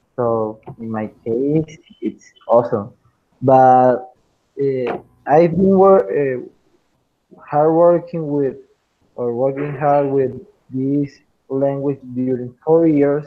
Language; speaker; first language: English; non-native, fluent; Spanish